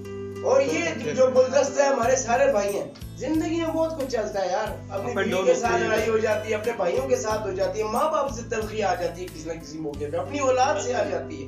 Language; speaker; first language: Hindi; non-native, local second language; Punjabi